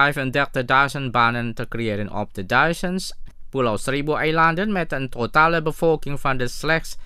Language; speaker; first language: Dutch; non-native, fluent; Indonesian